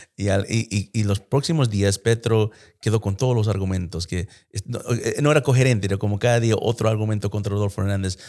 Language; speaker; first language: Spanish; early bilingual, heritage; Spanish